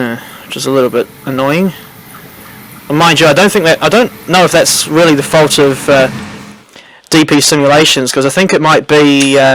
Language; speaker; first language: English; native; English